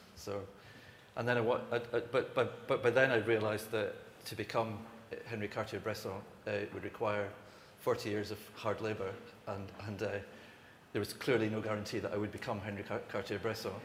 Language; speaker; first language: English; native; English